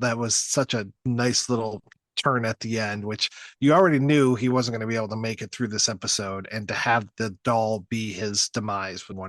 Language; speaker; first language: English; native; English